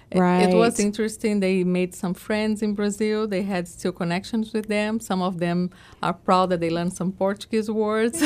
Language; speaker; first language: English; non-native, learner; Portuguese